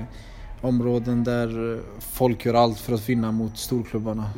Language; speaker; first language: Swedish; early bilingual, other home language; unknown